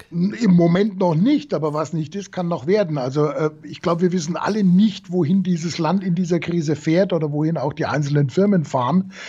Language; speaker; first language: German; native; German